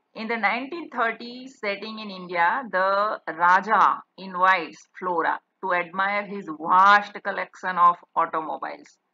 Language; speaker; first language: English; non-native, local second language; Gujarati